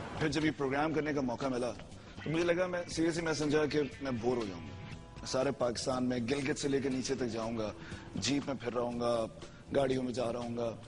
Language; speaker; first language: Urdu; native; Urdu